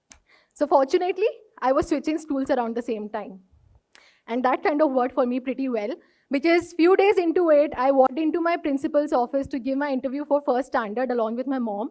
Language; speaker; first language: English; non-native, local second language; Hindi